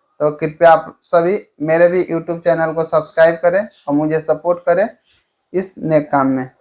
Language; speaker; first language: Hindi; native; Hindi